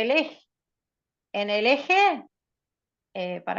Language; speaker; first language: Spanish; native; Spanish